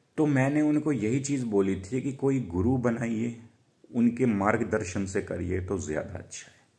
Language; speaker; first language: Hindi; native; Hindi